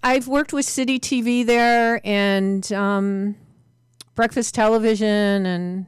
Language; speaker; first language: English; native; English